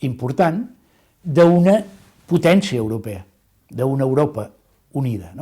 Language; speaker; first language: Catalan; native; Catalan